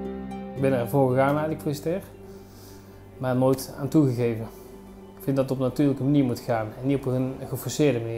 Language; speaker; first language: Dutch; native; Dutch